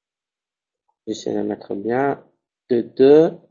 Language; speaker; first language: French; non-native, fluent; Spanish